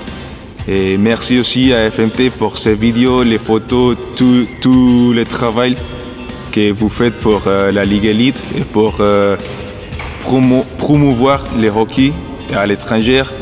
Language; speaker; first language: French; non-native, fluent; Spanish